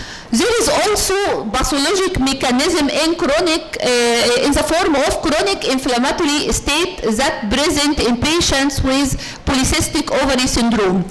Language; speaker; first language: English; non-native, fluent; Arabic